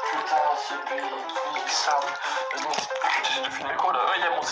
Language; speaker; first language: French; native; French